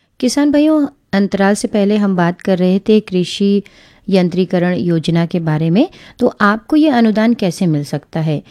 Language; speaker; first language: Hindi; native; Hindi